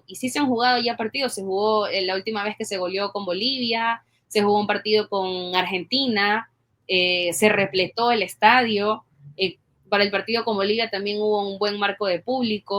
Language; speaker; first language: Spanish; native; Spanish